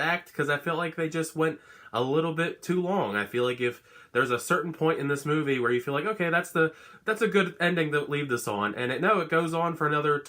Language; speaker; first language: English; native; English